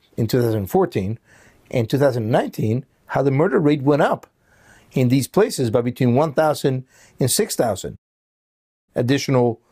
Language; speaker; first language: English; early bilingual, other home language; Spanish